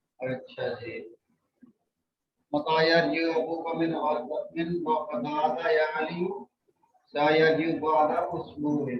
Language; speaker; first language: Arabic; non-native, learner; Urdu